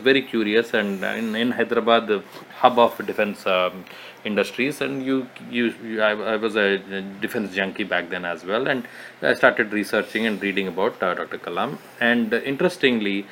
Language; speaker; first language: English; non-native, local second language; Telugu